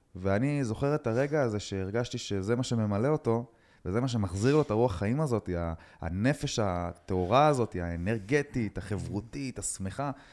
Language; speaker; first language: Hebrew; native; Hebrew